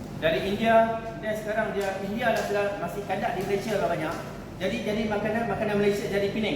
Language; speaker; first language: Malay; native; Malay